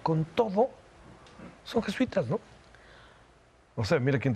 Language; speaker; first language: Spanish; native; Spanish